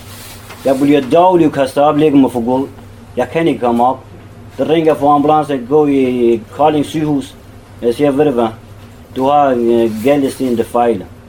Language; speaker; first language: Danish; non-native, learner; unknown